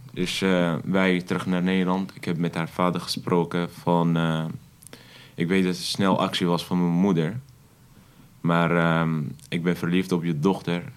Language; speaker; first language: Dutch; non-native, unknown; Arabic